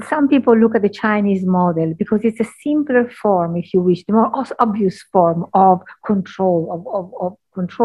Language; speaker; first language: English; non-native, fluent; Italian